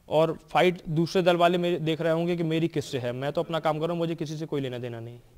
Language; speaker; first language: Hindi; native; Hindi